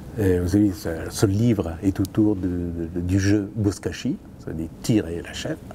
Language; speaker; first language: French; non-native, fluent; Persian